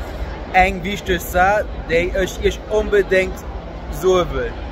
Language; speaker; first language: German; non-native, local second language; Luxembourgish